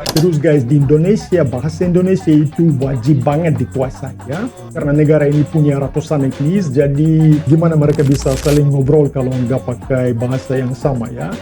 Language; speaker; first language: Indonesian; non-native, fluent; Russian